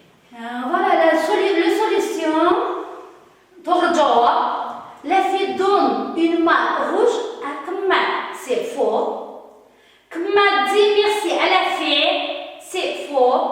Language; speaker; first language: French; non-native, fluent; Uzbek